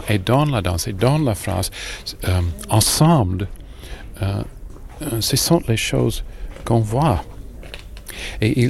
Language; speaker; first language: French; non-native, fluent; English